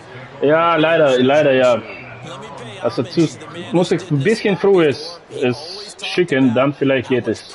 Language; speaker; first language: German; non-native, learner; Russian